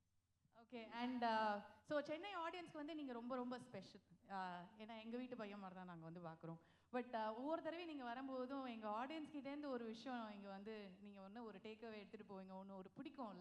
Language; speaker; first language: Tamil; native; Tamil